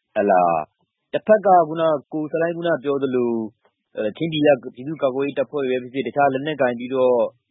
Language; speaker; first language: Burmese; native; Burmese